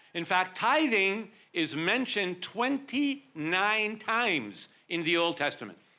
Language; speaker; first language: English; native; English